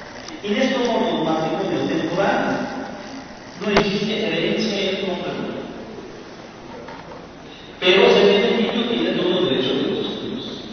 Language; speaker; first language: Spanish; non-native, fluent; Persian